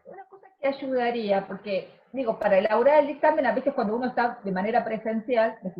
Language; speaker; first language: Spanish; native; Spanish